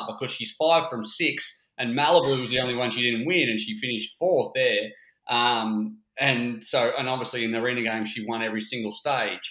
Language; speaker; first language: English; native; English